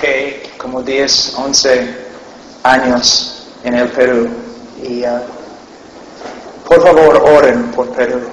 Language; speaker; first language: Spanish; non-native, fluent; English